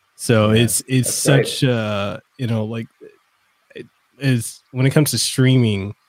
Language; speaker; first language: English; non-native, fluent; Samoan